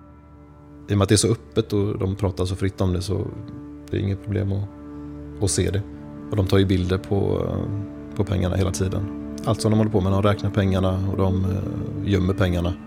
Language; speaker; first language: Swedish; native; Swedish